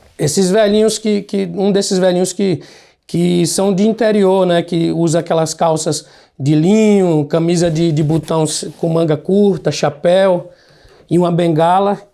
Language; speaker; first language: Portuguese; native; Portuguese